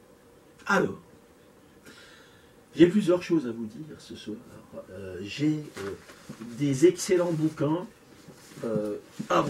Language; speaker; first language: French; native; French